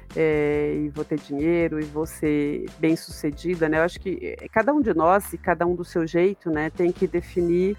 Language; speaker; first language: Portuguese; native; Portuguese